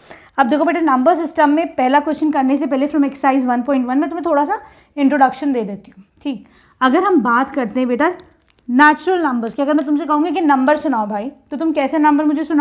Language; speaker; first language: Hindi; native; Hindi